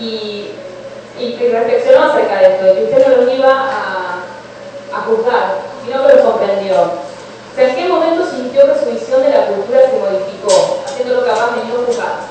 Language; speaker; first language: Spanish; native; Spanish